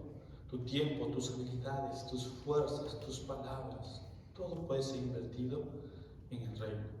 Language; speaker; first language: Spanish; native; Spanish